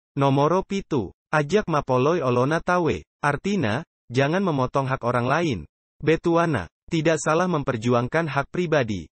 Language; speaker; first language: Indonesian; non-native, local second language; Buginese